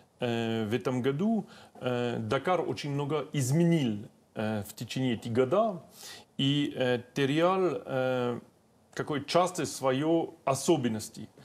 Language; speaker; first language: Russian; non-native, learner; French